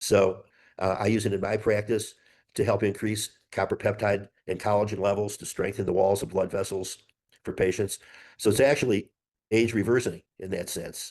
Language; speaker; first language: English; native; English